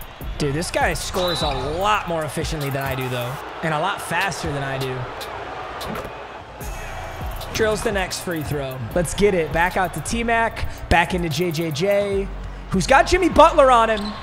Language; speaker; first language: English; native; English